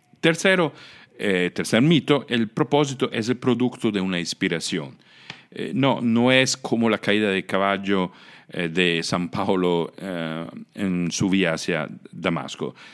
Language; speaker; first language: Spanish; non-native, fluent; Italian